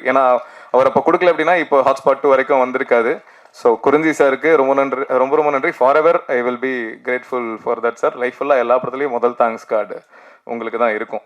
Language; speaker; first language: Tamil; native; Tamil